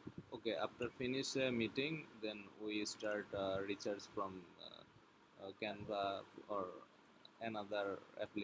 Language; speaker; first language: English; non-native, learner; Bangla